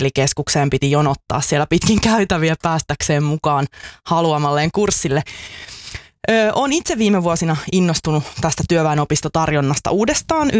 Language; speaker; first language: Finnish; native; Finnish